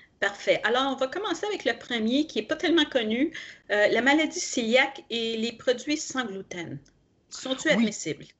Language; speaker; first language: French; native; French